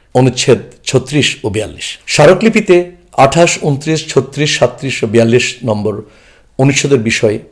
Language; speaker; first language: Bangla; non-native, local second language; Chakma